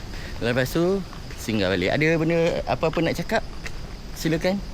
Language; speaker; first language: Malay; native; Malay